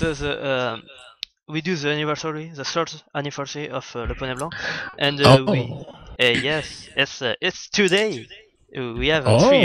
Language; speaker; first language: English; non-native, learner; French